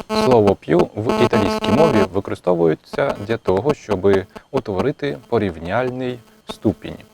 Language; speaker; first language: Ukrainian; non-native, fluent; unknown